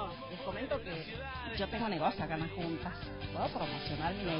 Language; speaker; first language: Spanish; native; Spanish